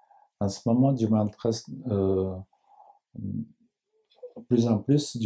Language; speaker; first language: French; non-native, learner; Japanese